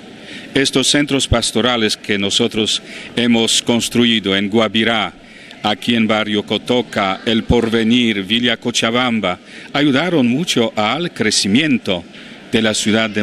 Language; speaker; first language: Spanish; non-native, fluent; Polish